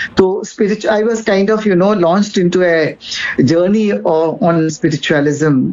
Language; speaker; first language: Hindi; non-native, local second language; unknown